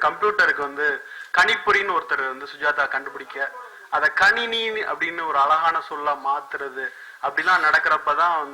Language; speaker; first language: Tamil; native; Tamil